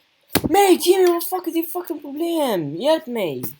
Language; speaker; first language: Swedish; early bilingual, other home language; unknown